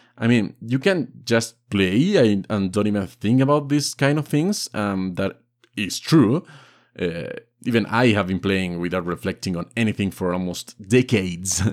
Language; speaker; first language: English; non-native, fluent; Spanish